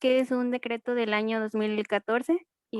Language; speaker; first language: Spanish; native; Spanish